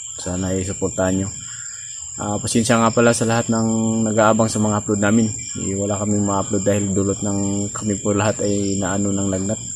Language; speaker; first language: Filipino; non-native, local second language; Cebuano